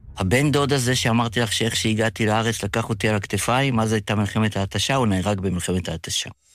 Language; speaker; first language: Hebrew; early bilingual, other home language; Yiddish